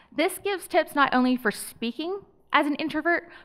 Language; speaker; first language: English; native; English